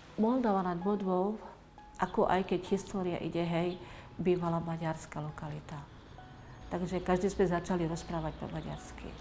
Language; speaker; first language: Slovak; non-native, local second language; Hungarian